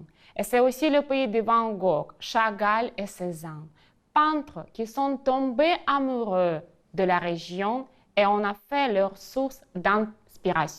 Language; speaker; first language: French; non-native, fluent; Ukrainian